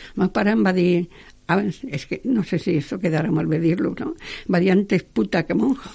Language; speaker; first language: Catalan; non-native, local second language; Spanish